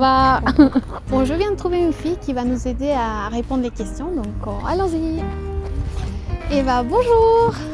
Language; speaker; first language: French; non-native, fluent; Spanish